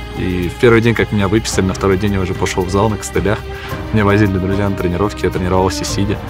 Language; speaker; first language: Russian; native; Russian